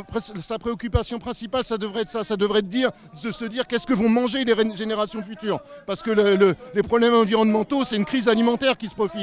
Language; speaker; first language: French; native; French